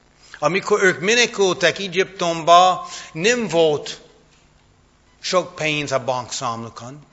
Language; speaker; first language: Hungarian; non-native, fluent; English